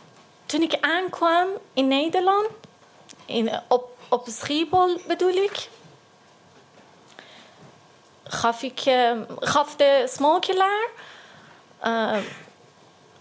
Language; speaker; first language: Dutch; non-native, learner; Persian